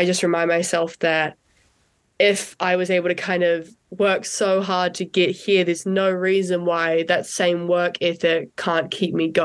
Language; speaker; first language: English; native; English